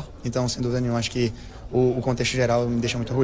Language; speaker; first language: Portuguese; native; Portuguese